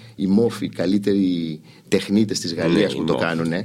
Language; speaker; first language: Greek; early bilingual, heritage; Greek